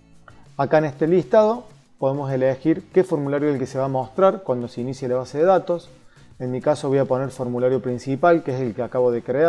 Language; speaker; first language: Spanish; native; Spanish